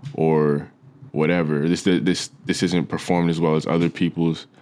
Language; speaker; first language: English; native; English